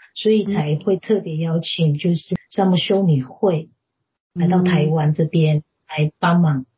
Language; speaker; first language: Chinese; native; Chinese